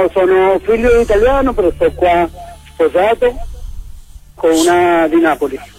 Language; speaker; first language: Italian; early bilingual, heritage; Spanish